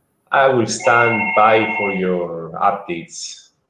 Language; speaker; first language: English; non-native, fluent; Greek